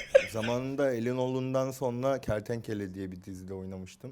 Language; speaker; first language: Turkish; non-native, fluent; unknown